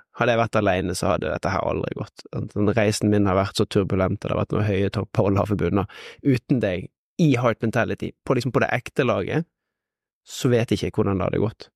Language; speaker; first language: Norwegian; native; Norwegian